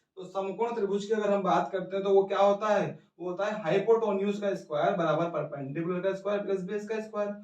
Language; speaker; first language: Hindi; native; Hindi